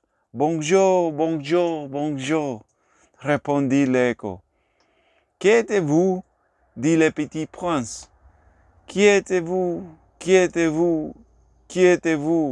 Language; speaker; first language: French; non-native, learner; Spanish